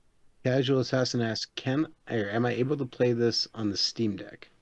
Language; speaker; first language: English; native; English